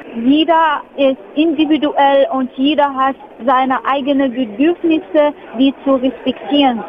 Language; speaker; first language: German; non-native, fluent; Arabic